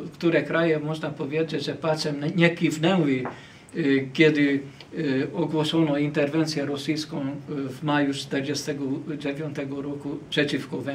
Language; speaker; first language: Polish; non-native, fluent; Hungarian